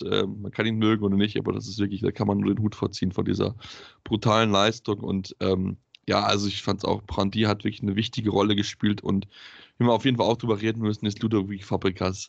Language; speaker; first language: German; native; German